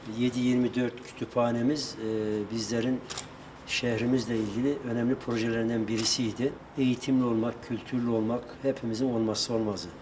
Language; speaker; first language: Turkish; native; Turkish